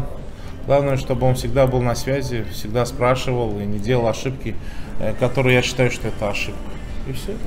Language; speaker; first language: Russian; native; Russian